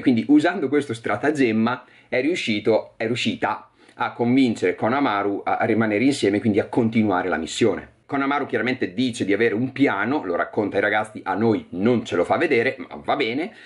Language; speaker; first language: Italian; native; Italian